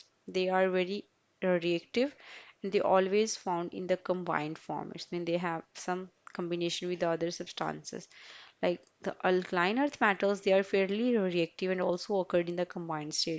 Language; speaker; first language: English; non-native, local second language; Urdu